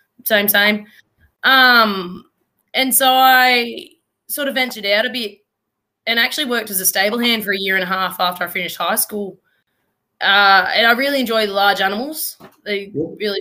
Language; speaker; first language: English; native; English